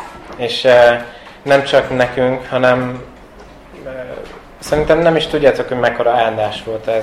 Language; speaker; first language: Hungarian; early bilingual, heritage; Hungarian